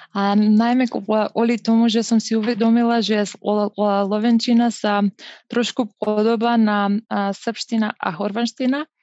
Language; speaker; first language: Slovak; non-native, fluent; Macedonian